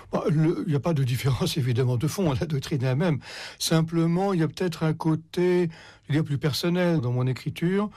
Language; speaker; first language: French; native; French